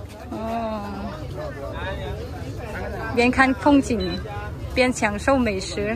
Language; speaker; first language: Chinese; non-native, fluent; Vietnamese